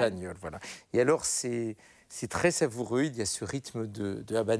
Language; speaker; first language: French; native; French